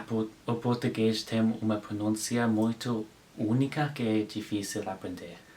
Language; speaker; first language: Portuguese; non-native, learner; English